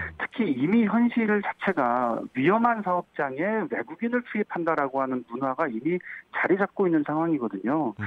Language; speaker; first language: Korean; native; Korean